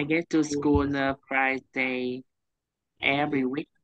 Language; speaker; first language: English; non-native, learner; Vietnamese